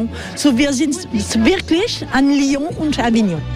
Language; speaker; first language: German; non-native, learner; French